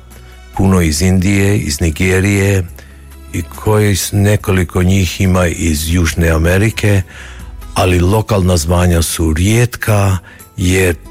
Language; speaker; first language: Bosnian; early bilingual, heritage; Croatian